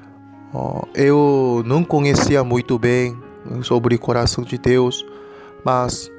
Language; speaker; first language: Portuguese; non-native, learner; Korean